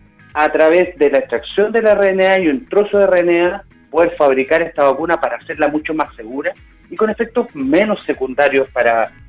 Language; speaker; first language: Spanish; native; Spanish